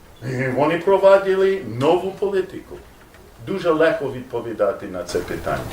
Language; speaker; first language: Ukrainian; non-native, learner; English